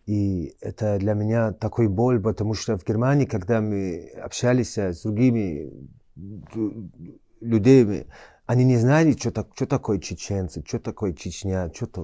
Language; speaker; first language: Russian; early bilingual, heritage; Chechen